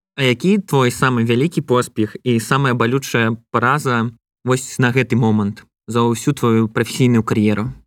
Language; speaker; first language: Belarusian; non-native, local second language; Russian